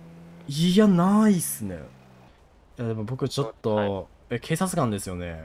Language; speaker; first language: Japanese; native; Japanese